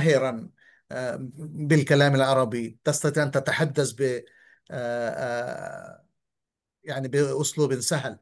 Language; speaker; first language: Arabic; non-native, fluent; Bangla